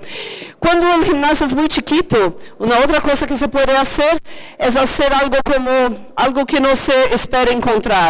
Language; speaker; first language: Spanish; non-native, fluent; Portuguese